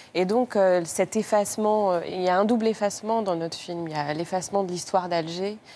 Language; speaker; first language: French; non-native, local second language; Arabic